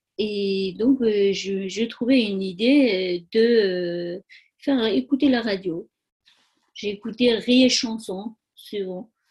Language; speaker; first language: French; non-native, learner; Tibetan